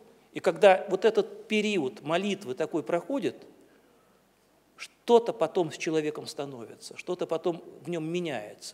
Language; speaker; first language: Russian; native; Russian